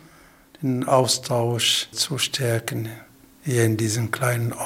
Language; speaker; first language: German; non-native, fluent; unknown